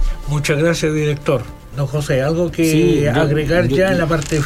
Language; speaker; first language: Spanish; native; Spanish